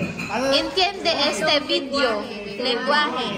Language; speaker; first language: Spanish; non-native, learner; Filipino